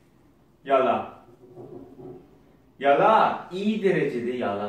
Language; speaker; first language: Turkish; non-native, learner; Azerbaijani